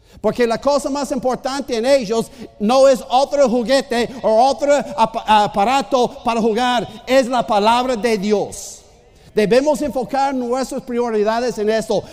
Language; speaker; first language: Spanish; non-native, fluent; English